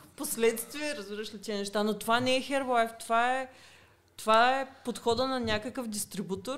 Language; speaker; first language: Bulgarian; early bilingual, heritage; Bulgarian